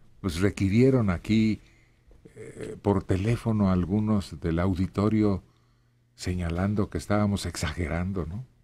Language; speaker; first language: Spanish; native; Spanish